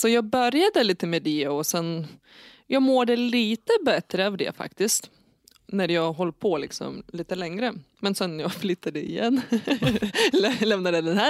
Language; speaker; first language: Swedish; non-native, fluent; Lithuanian